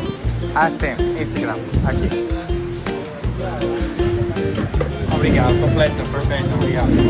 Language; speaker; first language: Portuguese; non-native, learner; English